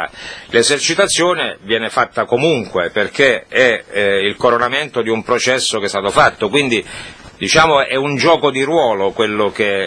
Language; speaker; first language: Italian; native; Italian